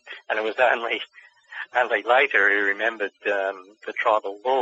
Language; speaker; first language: English; native; English